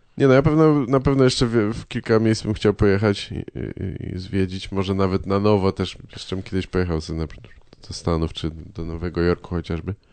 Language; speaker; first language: Polish; native; Polish